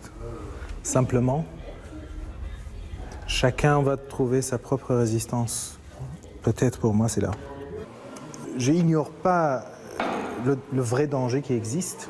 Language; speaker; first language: French; non-native, fluent; Persian